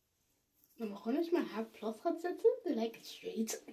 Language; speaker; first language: Dutch; early bilingual, other home language; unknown